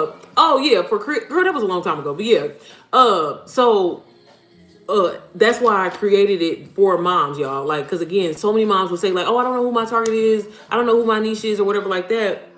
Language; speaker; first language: English; native; English